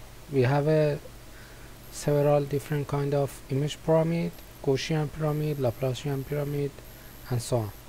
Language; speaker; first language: English; non-native, fluent; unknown